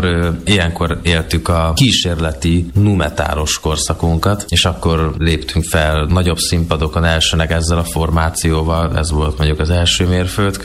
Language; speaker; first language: Hungarian; native; Hungarian